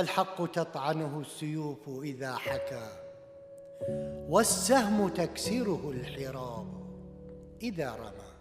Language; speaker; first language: Arabic; native; Arabic